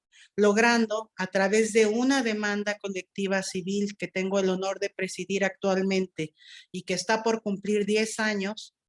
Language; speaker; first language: Spanish; native; Spanish